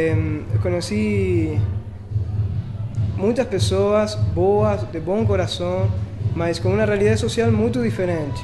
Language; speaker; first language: Portuguese; non-native, fluent; Spanish